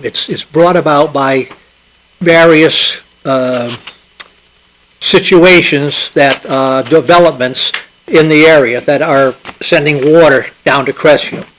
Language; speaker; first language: English; native; English